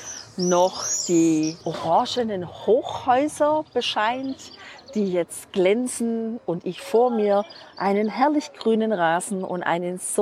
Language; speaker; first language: German; native; German